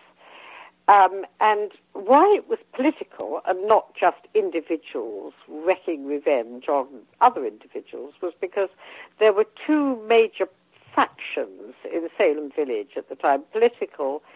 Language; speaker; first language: English; native; English